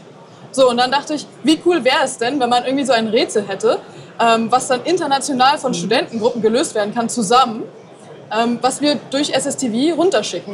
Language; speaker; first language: German; native; German